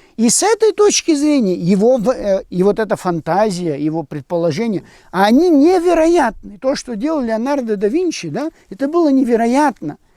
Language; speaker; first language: Russian; non-native, local second language; Abkhazian